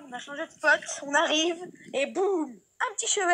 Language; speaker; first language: French; native; French